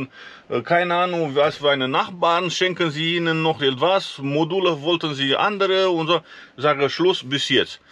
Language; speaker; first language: German; non-native, fluent; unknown